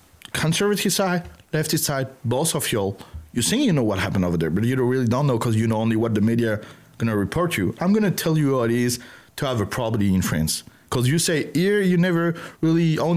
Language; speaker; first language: English; non-native, learner; French